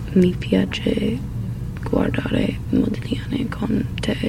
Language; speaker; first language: Italian; non-native, learner; English